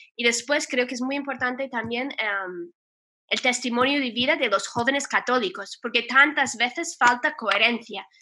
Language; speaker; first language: Spanish; non-native, fluent; English